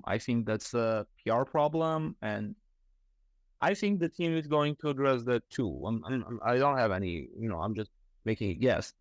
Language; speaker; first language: English; non-native, fluent; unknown